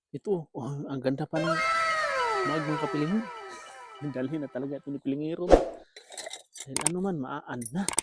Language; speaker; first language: Filipino; non-native, local second language; Cebuano